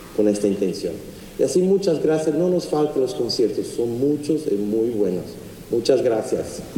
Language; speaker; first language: Spanish; non-native, fluent; Portuguese